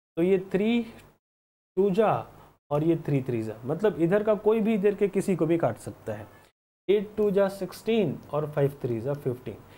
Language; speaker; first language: Hindi; native; Hindi